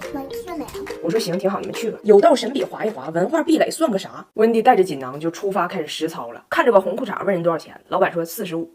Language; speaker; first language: Chinese; native; Chinese